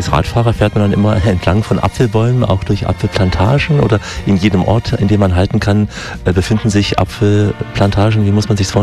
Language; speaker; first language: German; native; German